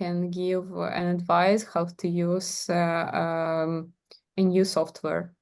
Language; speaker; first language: English; non-native, learner; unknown